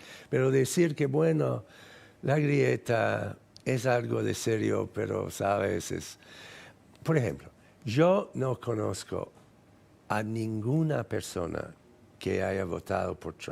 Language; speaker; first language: Spanish; non-native, fluent; English